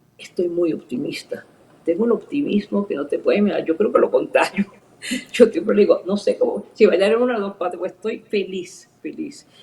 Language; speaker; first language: Spanish; early bilingual, other home language; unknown